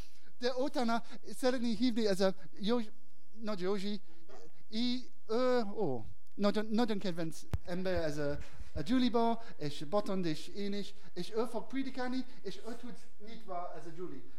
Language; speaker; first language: Hungarian; non-native, learner; English